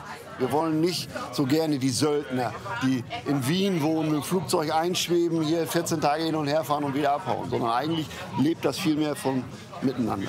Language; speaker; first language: German; native; German